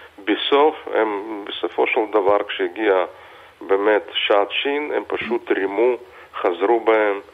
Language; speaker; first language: Hebrew; non-native, fluent; Russian